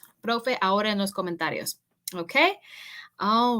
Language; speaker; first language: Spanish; early bilingual, heritage; English